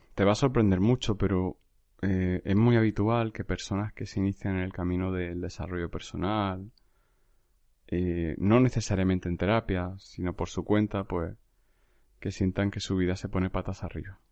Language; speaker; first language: Spanish; native; Spanish